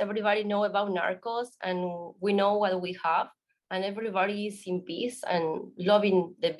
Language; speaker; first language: English; non-native, learner; Spanish